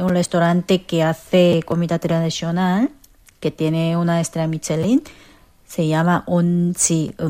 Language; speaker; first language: Spanish; non-native, fluent; Korean